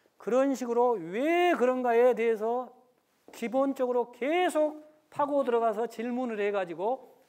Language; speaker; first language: Korean; native; Korean